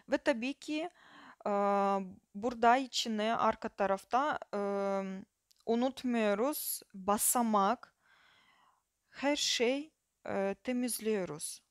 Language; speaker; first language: Turkish; non-native, fluent; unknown